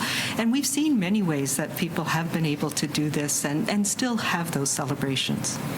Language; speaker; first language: English; native; English